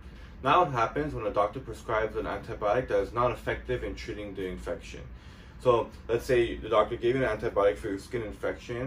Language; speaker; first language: English; native; English